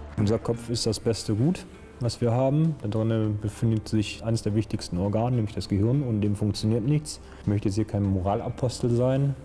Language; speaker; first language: German; native; German